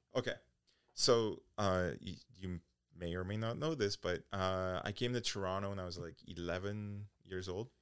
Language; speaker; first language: English; early bilingual, other home language; Polish